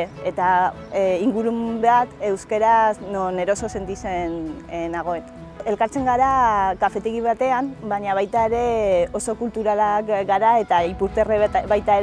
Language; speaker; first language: Basque; non-native, local second language; Spanish